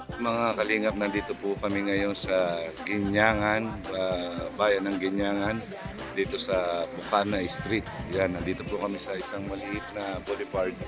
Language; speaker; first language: Filipino; native; Filipino